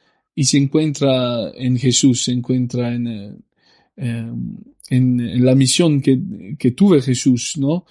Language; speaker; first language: Spanish; non-native, fluent; Italian